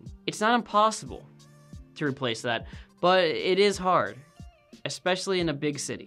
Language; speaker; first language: English; native; English